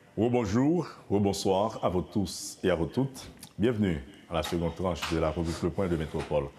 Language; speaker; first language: French; non-native, local second language; Haitian Creole